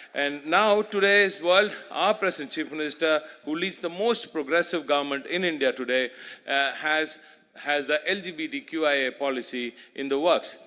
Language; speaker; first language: English; non-native, local second language; Tamil